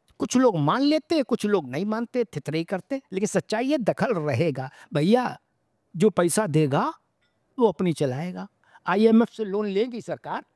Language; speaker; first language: Hindi; native; Hindi